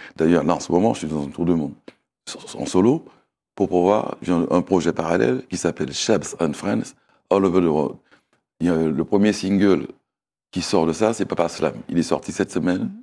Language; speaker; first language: French; native; French